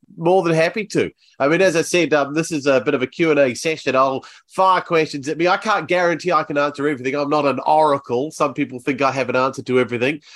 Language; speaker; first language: English; native; English